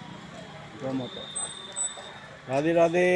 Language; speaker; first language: Hindi; native; Hindi